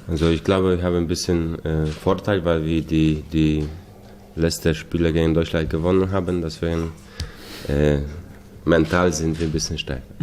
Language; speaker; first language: German; non-native, fluent; Polish